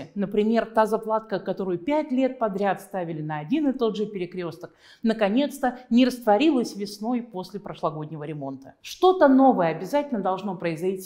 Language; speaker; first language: Russian; native; Russian